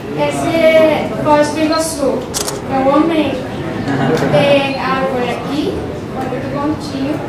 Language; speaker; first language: Portuguese; non-native, fluent; Korean